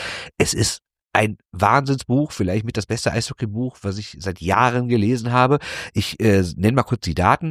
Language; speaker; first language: German; native; German